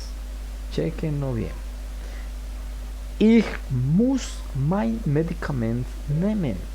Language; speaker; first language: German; non-native, fluent; Spanish